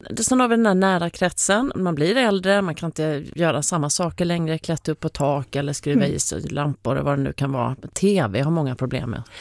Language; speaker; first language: Swedish; native; Swedish